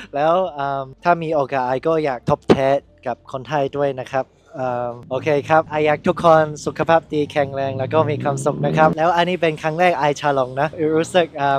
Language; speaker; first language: Thai; non-native, learner; Cantonese